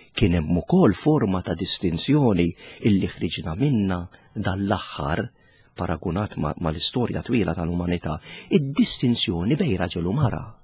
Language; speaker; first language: Maltese; native; Maltese